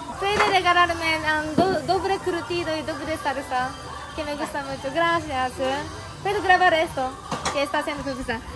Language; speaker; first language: Spanish; non-native, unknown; Japanese